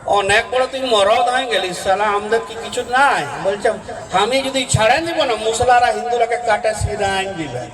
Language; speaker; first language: Bangla; non-native, local second language; Hindi